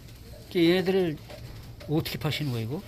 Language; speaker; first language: Korean; native; Korean